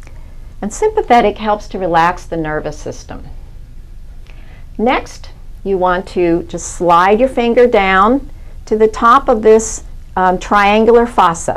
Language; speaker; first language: English; native; English